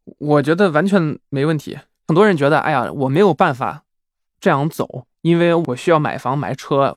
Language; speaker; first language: Chinese; non-native, fluent; Swiss German